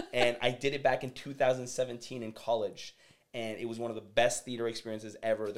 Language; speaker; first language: English; early bilingual, other home language; French